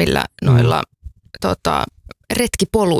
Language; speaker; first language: Finnish; native; Finnish